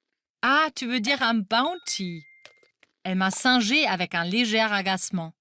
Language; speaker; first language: French; non-native, fluent; German